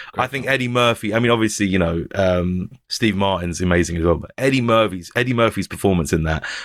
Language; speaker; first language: English; native; English